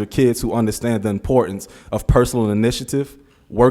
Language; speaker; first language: English; native; English